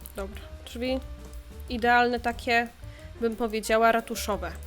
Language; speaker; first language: Polish; native; Polish